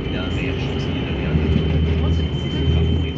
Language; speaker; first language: French; early bilingual, heritage; English